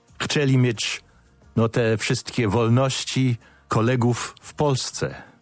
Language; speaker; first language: Polish; non-native, fluent; English